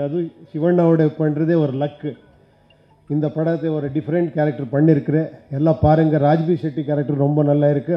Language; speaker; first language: Tamil; non-native, local second language; Kannada